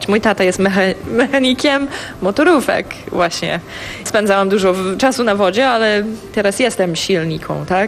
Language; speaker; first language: Polish; non-native, fluent; English